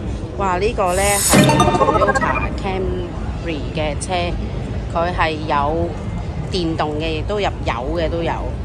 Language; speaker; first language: Cantonese; native; Cantonese